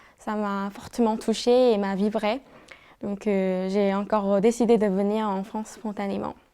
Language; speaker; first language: French; non-native, fluent; Korean